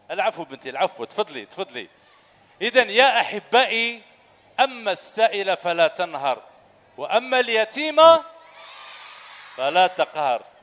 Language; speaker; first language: Arabic; native; Arabic